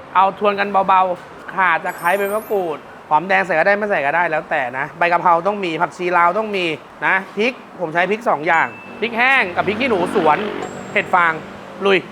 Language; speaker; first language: Thai; native; Thai